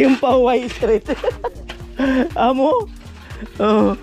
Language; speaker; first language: Filipino; native; Filipino